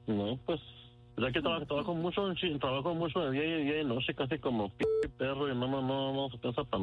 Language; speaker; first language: Spanish; native; Spanish